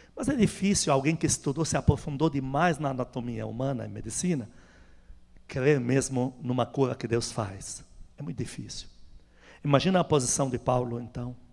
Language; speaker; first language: Portuguese; non-native, fluent; Arabic